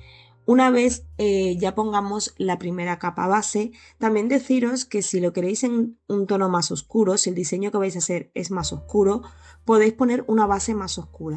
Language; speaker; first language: Spanish; native; Spanish